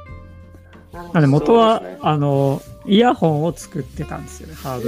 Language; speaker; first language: Japanese; native; Japanese